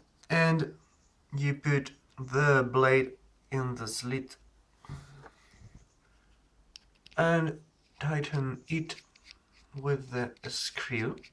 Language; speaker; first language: English; non-native, learner; Spanish